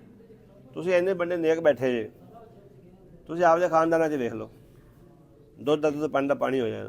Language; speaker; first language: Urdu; non-native, local second language; Punjabi